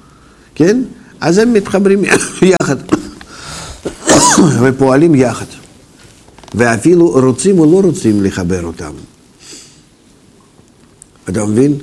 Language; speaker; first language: Hebrew; non-native, fluent; Russian